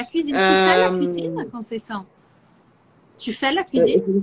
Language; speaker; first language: French; non-native, fluent; Portuguese